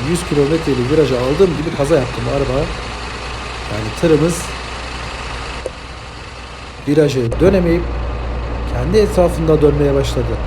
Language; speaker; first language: Turkish; native; Turkish